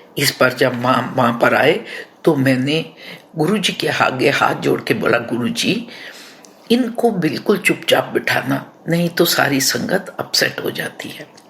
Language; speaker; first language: Hindi; non-native, local second language; Punjabi